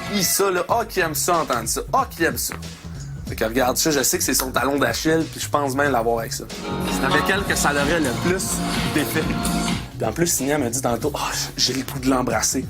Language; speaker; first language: French; native; French